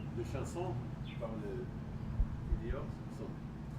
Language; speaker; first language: French; non-native, learner; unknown